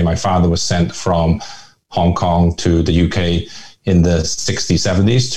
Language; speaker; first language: English; non-native, local second language; Hakka Chinese